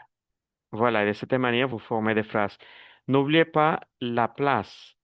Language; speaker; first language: French; non-native, fluent; Spanish